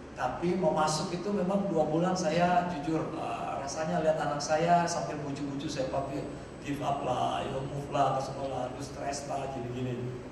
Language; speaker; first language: Indonesian; native; Indonesian